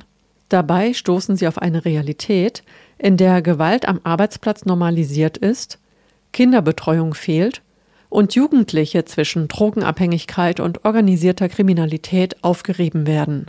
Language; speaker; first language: German; native; German